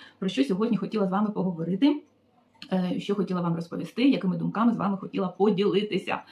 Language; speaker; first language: Ukrainian; native; Ukrainian